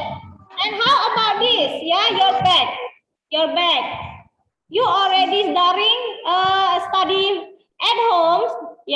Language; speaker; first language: English; non-native, learner; Indonesian